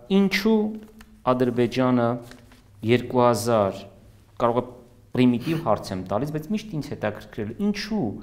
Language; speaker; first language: Armenian; native; Armenian